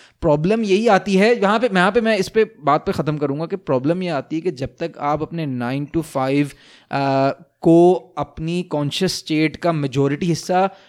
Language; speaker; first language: Urdu; native; Urdu